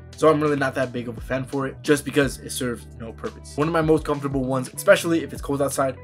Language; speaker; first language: English; native; English